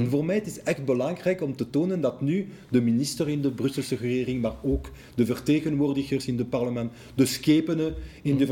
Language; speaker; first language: Dutch; non-native, local second language; French